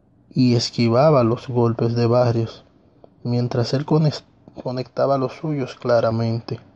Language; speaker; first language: Spanish; native; Spanish